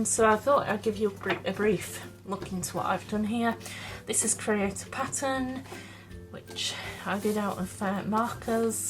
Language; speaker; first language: English; native; English